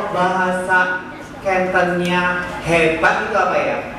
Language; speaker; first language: Indonesian; native; Indonesian